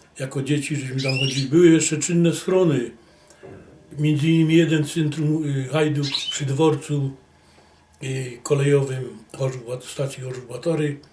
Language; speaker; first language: Polish; native; Polish